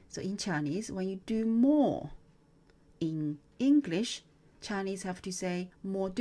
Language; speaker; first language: English; non-native, fluent; Chinese